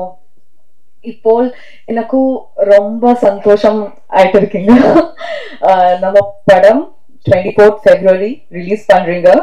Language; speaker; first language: Tamil; non-native, learner; Bangla